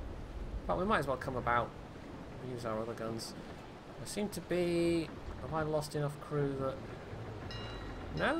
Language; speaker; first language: English; native; English